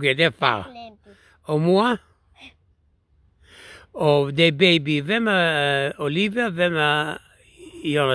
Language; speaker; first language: Danish; non-native, learner; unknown